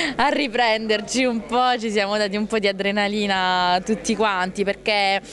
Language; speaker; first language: Italian; native; Italian